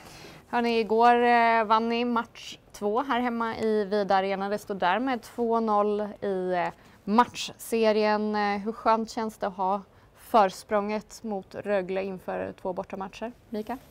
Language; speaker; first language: Swedish; native; Swedish